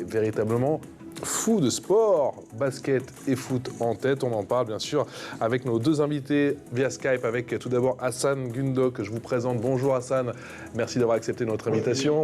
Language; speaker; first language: French; native; French